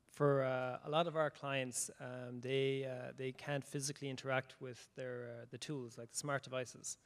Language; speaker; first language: English; native; English